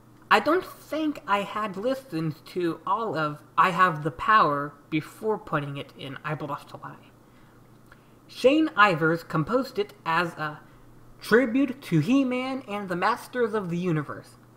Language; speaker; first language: English; native; English